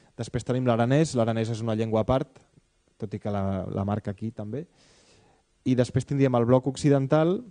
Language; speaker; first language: Catalan; native; Catalan